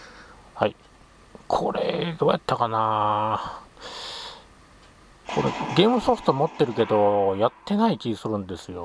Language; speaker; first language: Japanese; native; Japanese